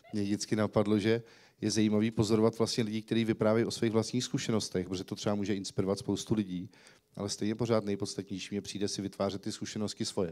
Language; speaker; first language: Czech; native; Czech